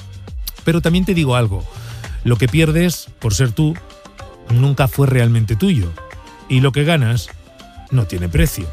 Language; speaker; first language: Spanish; native; Spanish